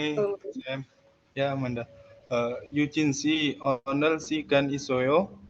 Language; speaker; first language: Korean; non-native, learner; Indonesian